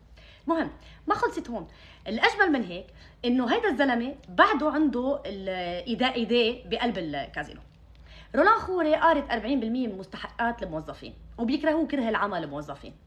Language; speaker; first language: Arabic; native; Arabic